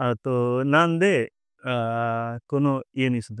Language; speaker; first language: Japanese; non-native, learner; Hindi